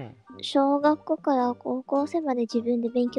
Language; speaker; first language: Japanese; non-native, learner; Filipino